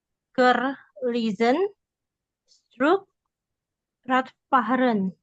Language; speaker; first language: German; non-native, learner; Indonesian